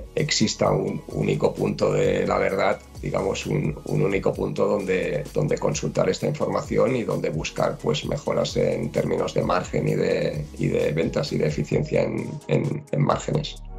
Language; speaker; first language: Spanish; native; Spanish